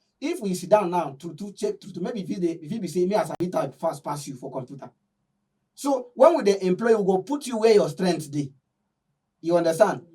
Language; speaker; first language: Nigerian Pidgin; non-native, local second language; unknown